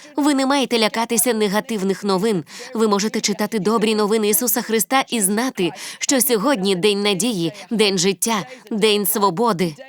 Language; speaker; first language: Ukrainian; non-native, fluent; English